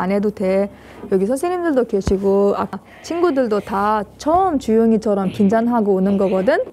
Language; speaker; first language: Korean; non-native, fluent; Uzbek